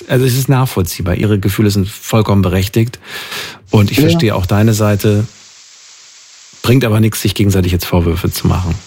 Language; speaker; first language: German; native; German